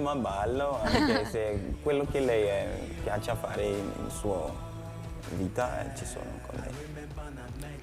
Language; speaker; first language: Italian; non-native, learner; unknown